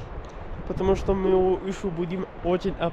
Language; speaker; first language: Russian; non-native, learner; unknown